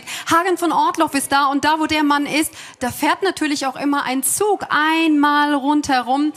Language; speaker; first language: German; native; German